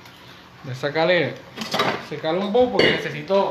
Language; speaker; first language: Spanish; native; Spanish